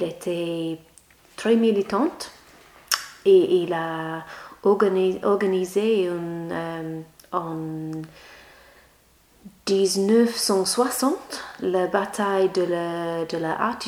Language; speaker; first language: French; non-native, learner; English